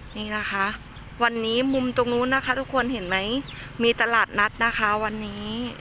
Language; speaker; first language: Thai; native; Thai